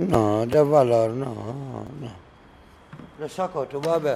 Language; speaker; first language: Spanish; non-native, learner; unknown